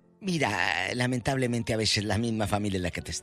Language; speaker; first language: Spanish; native; Spanish